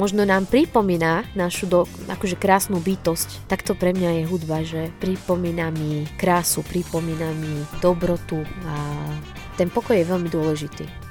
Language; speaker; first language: Slovak; non-native, fluent; Arabic